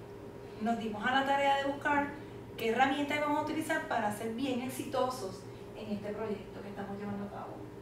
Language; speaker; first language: Spanish; native; Spanish